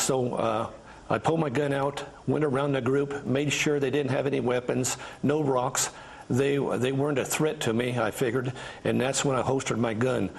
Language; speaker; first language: English; native; English